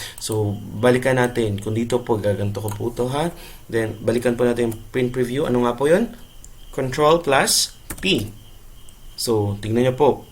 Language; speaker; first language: Filipino; non-native, local second language; Cebuano